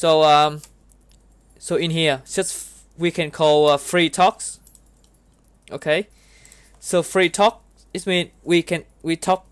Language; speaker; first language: English; non-native, learner; Vietnamese